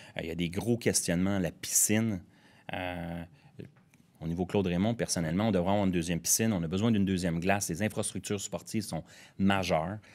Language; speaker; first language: French; native; French